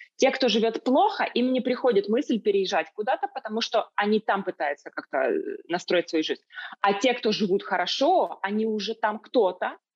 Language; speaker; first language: Russian; native; Russian